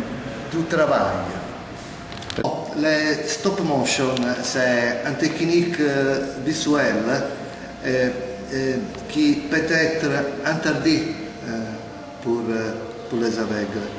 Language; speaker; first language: French; non-native, learner; Italian